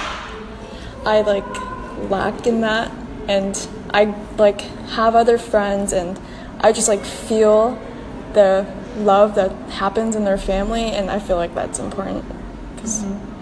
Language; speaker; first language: English; non-native, local second language; Filipino